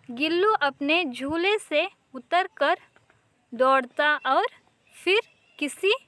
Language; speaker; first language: Hindi; non-native, local second language; Kannada